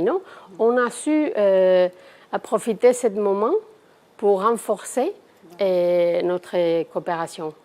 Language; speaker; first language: French; non-native, fluent; Spanish